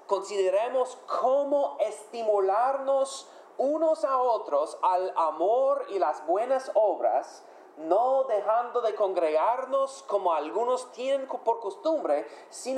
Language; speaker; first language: Spanish; non-native, fluent; English